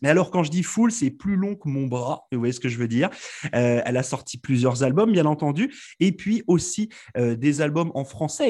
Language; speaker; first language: French; native; French